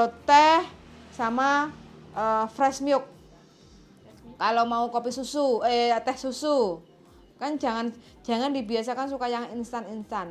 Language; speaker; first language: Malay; non-native, local second language; Javanese